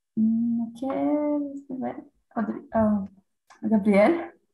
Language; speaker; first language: German; non-native, fluent; Portuguese